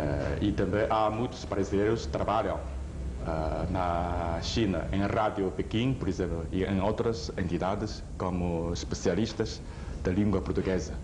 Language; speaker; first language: Portuguese; non-native, fluent; Chinese